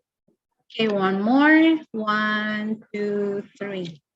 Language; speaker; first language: English; non-native, fluent; Indonesian